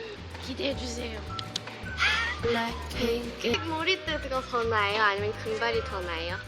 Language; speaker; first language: Korean; non-native, fluent; Thai